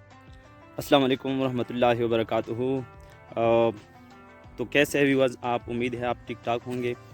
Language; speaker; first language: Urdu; non-native, local second language; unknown